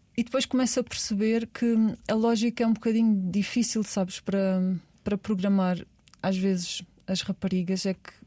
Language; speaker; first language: Portuguese; native; Portuguese